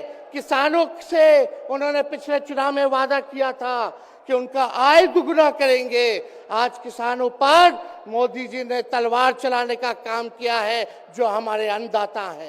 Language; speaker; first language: Hindi; native; Hindi